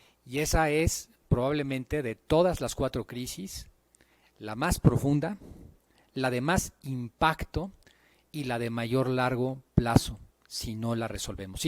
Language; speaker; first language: Spanish; native; Spanish